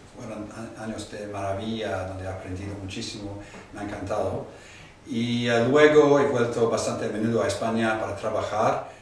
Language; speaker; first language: Spanish; non-native, fluent; English